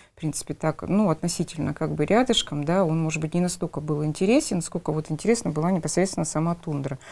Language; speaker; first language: Russian; native; Russian